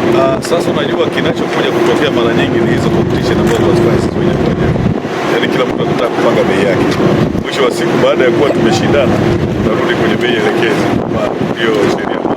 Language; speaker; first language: Swahili; native; Swahili